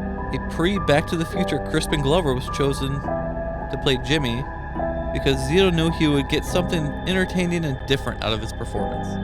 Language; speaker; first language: English; native; English